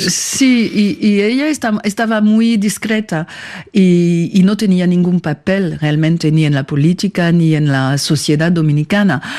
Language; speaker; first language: Spanish; non-native, fluent; French